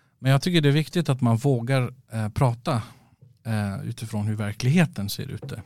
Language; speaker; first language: Swedish; early bilingual, other home language; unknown